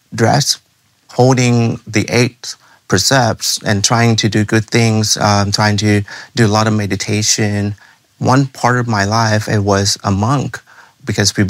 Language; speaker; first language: English; non-native, fluent; Thai